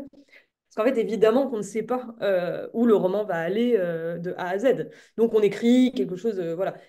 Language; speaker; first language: French; native; French